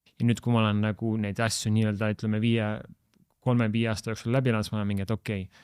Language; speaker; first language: Estonian; native; Estonian